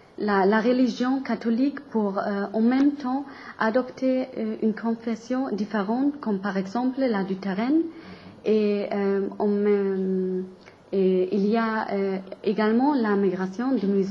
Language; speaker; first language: French; non-native, learner; German